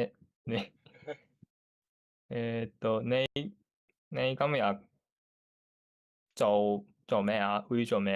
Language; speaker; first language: Chinese; non-native, learner; Japanese